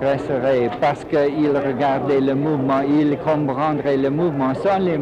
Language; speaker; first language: French; non-native, fluent; English